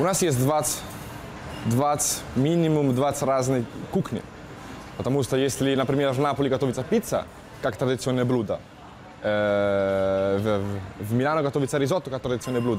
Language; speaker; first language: Russian; non-native, learner; Italian